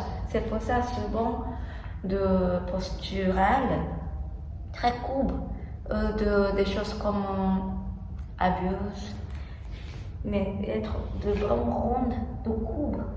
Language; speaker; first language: French; non-native, learner; Japanese